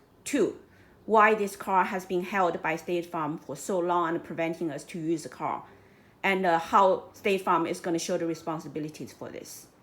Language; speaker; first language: English; non-native, fluent; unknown